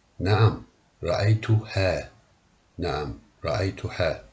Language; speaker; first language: Arabic; non-native, learner; Turkish